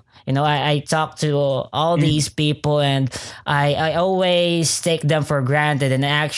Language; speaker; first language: English; non-native, local second language; Filipino